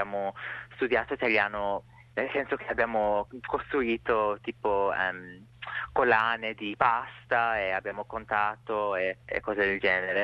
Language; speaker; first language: Italian; non-native, fluent; English